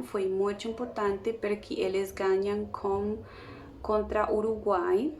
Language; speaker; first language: Portuguese; non-native, learner; Spanish